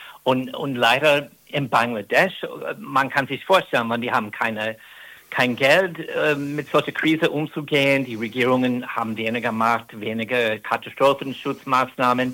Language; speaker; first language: German; non-native, fluent; English